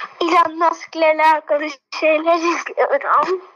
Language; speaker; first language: Turkish; early bilingual, heritage; Turkish